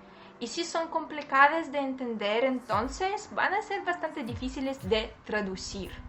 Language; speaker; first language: Spanish; non-native, fluent; Russian